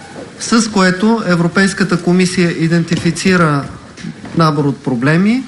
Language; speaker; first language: Bulgarian; native; Bulgarian